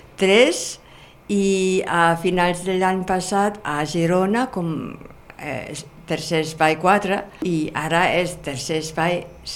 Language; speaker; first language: Catalan; non-native, fluent; German